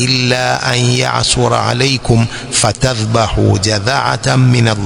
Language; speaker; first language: Arabic; non-native, fluent; Swahili